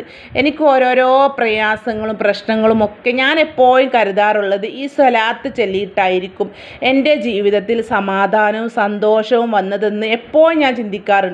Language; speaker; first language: Malayalam; native; Malayalam